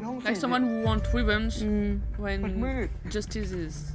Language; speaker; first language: English; non-native, fluent; French